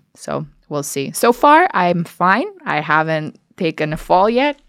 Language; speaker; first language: English; non-native, fluent; Albanian